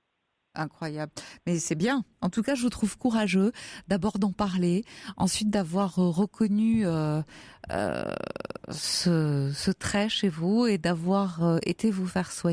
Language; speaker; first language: French; native; French